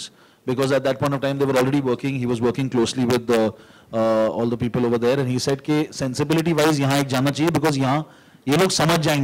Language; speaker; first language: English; non-native, local second language; Hindi